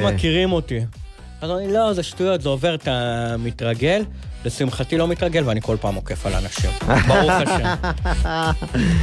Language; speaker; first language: Hebrew; native; Hebrew